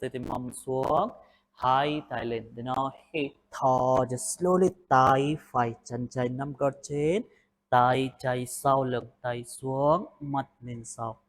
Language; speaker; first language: Vietnamese; non-native, learner; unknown